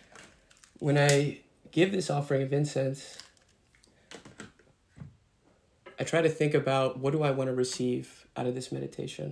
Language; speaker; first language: English; native; English